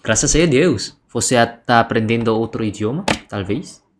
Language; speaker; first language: Portuguese; non-native, learner; Indonesian